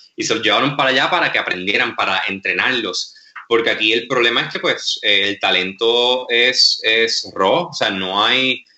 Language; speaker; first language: Spanish; native; Spanish